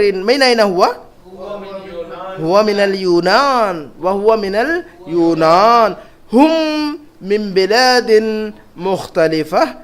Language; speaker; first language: Arabic; non-native, fluent; Urdu